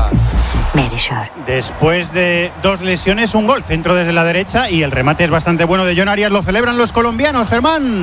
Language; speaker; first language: Spanish; native; Spanish